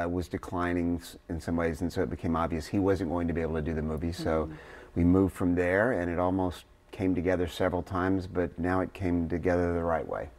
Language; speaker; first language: English; native; English